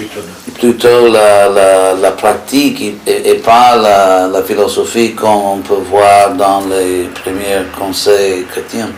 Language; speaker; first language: French; non-native, fluent; English